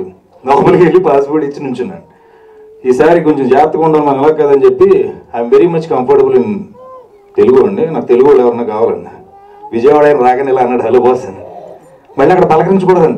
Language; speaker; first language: Telugu; native; Telugu